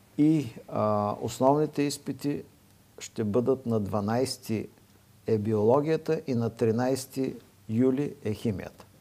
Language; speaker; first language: Bulgarian; native; Bulgarian